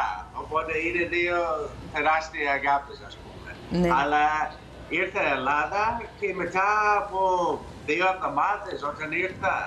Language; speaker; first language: Greek; non-native, fluent; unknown